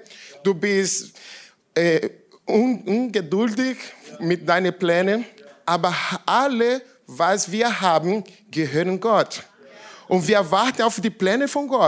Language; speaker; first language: German; non-native, learner; Portuguese